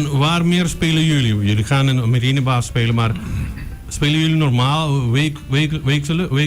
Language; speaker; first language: Dutch; non-native, local second language; Papiamento